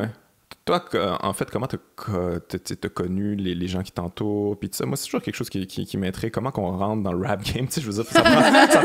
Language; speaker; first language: French; native; French